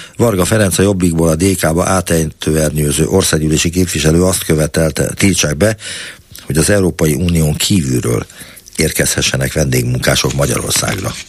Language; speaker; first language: Hungarian; native; Hungarian